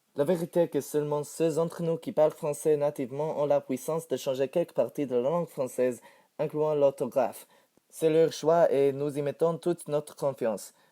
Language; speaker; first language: French; non-native, fluent; English